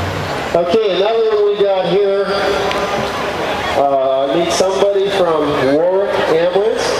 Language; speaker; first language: English; native; English